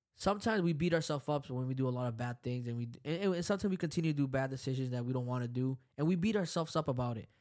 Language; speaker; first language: English; early bilingual, other home language; Spanish